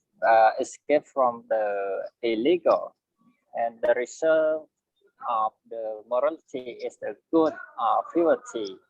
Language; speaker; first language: English; non-native, learner; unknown